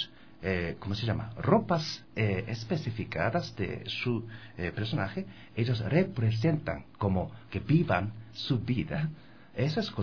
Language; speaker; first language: Spanish; non-native, learner; Japanese